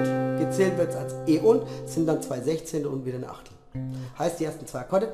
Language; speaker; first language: German; native; German